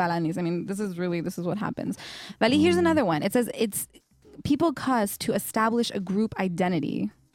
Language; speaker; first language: English; early bilingual, other home language; Persian